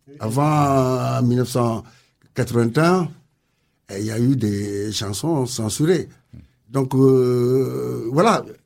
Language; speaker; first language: French; non-native, local second language; Wolof